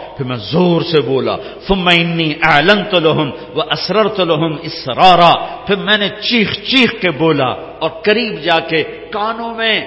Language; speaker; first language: Urdu; native; Urdu